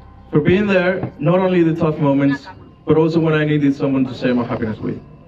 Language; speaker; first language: English; non-native, fluent; Spanish